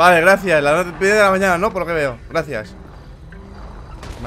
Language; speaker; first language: Spanish; native; Spanish